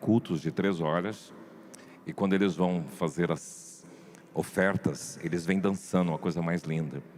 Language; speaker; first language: Portuguese; native; Portuguese